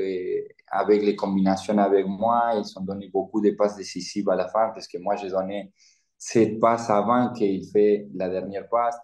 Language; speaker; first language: French; non-native, fluent; Spanish